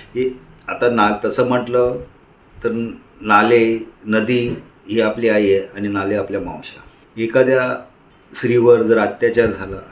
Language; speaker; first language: Marathi; native; Marathi